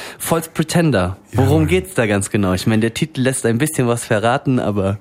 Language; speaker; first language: German; native; German